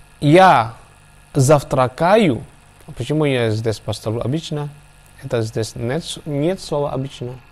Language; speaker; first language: Russian; non-native, learner; Javanese